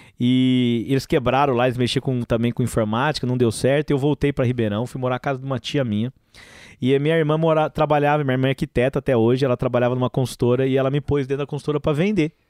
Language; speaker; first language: Portuguese; native; Portuguese